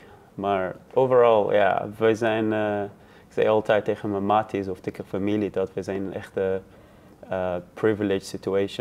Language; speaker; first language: Dutch; non-native, learner; Persian